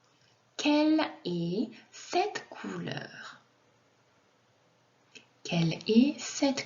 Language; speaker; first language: French; non-native, fluent; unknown